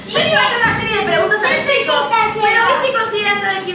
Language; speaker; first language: Spanish; native; Spanish